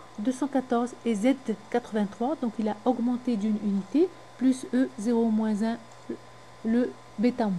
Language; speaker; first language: French; non-native, local second language; Arabic